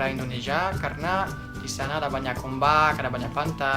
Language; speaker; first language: Indonesian; non-native, fluent; French